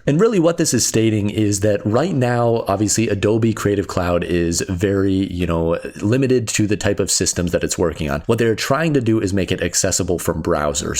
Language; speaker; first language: English; native; English